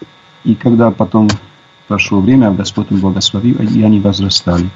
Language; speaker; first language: Russian; non-native, fluent; Polish